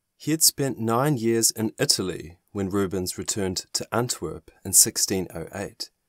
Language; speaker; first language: English; non-native, fluent; German